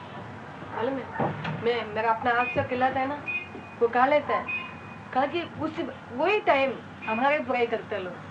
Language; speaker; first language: Hindi; non-native, local second language; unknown